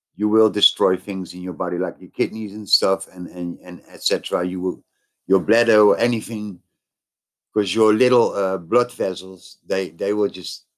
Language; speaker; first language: English; non-native, fluent; Dutch